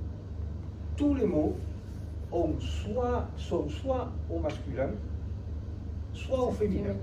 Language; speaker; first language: French; native; French